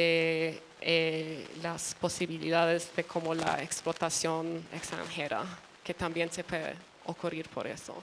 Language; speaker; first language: Spanish; early bilingual, other home language; English